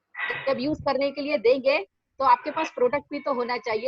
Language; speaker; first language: Hindi; native; Hindi